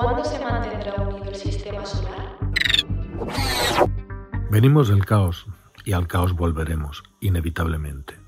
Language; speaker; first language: Spanish; native; Spanish